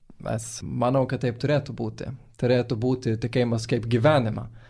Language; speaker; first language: Lithuanian; non-native, fluent; Swedish